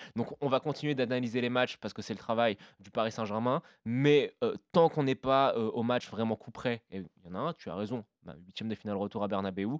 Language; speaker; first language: French; native; French